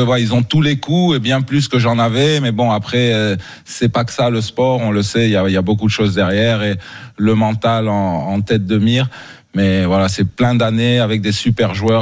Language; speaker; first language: French; non-native, local second language; Arabic